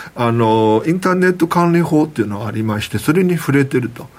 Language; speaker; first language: Japanese; non-native, fluent; Chinese